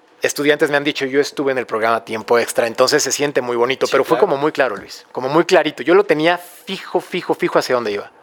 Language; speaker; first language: Spanish; native; Spanish